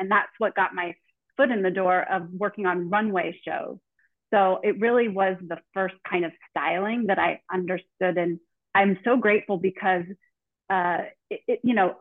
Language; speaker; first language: English; native; English